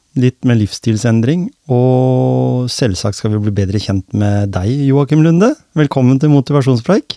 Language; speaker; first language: Norwegian; native; Norwegian